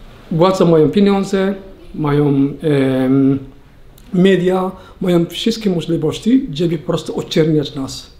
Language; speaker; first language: Polish; non-native, learner; Somali